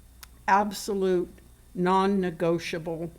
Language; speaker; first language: English; native; English